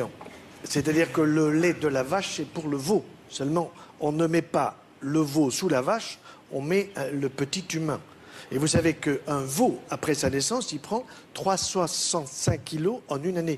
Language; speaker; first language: French; native; French